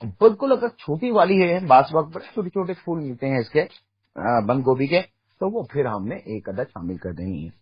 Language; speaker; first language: Urdu; native; Urdu